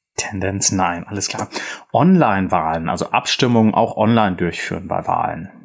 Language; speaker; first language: German; native; German